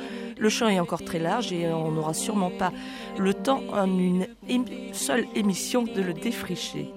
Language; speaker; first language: French; native; French